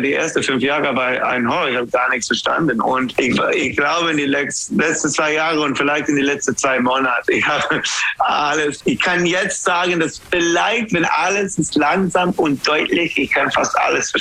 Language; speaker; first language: German; non-native, learner; English